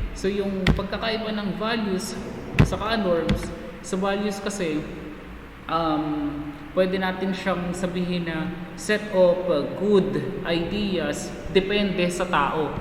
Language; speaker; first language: Filipino; native; Filipino